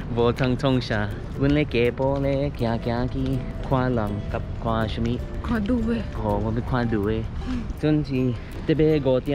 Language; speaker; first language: English; native; English